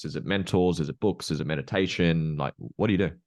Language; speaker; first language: English; native; English